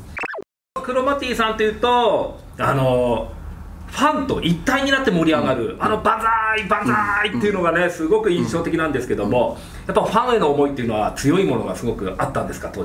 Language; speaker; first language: Japanese; native; Japanese